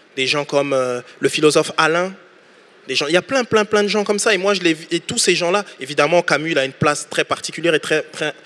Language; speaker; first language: French; native; French